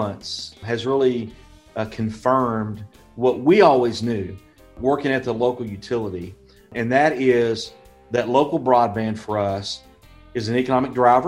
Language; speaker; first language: English; native; English